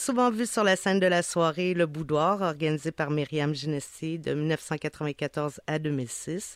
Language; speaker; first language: French; native; French